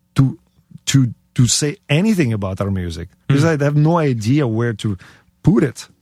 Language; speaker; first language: English; non-native, fluent; Russian